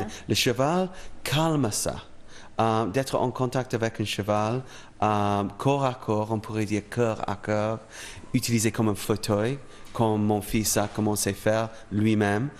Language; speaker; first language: French; non-native, fluent; English